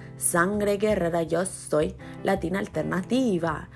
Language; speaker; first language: Spanish; early bilingual, other home language; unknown